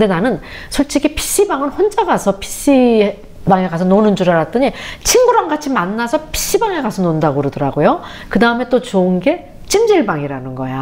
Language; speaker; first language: Korean; native; Korean